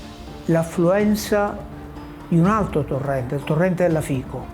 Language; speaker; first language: Italian; native; Italian